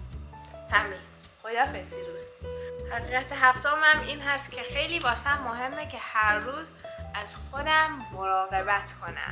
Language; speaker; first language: Persian; early bilingual, heritage; Persian